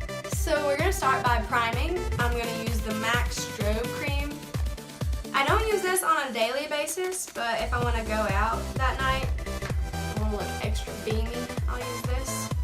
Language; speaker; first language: English; native; English